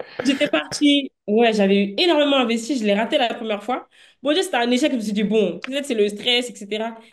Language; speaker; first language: French; native; French